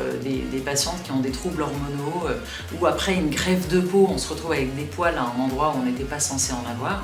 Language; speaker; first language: French; native; French